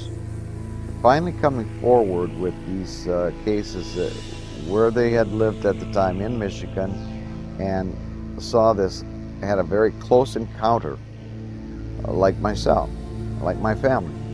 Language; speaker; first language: English; native; English